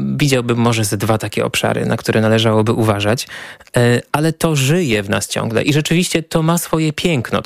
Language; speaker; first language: Polish; native; Polish